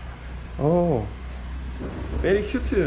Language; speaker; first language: English; non-native, learner; Korean